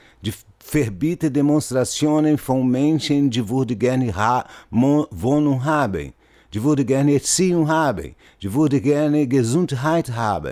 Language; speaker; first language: German; non-native, learner; Portuguese